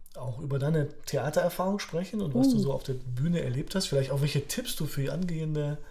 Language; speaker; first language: German; early bilingual, other home language; Polish